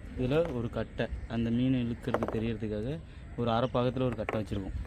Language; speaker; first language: Tamil; native; Tamil